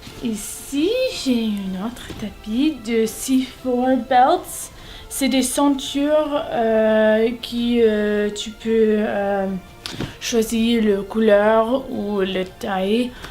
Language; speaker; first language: French; non-native, learner; English